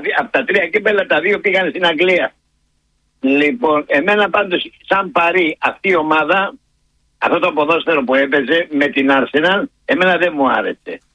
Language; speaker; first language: Greek; native; Greek